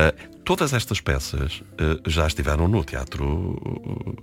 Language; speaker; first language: Portuguese; native; Portuguese